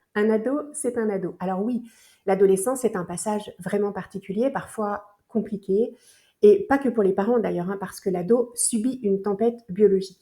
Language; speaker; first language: French; native; French